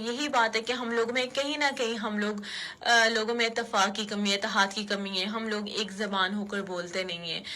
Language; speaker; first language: Urdu; non-native, local second language; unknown